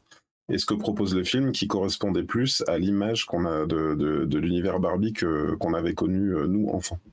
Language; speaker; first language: French; native; French